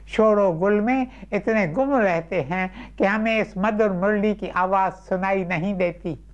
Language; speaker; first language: Urdu; non-native, local second language; Sindhi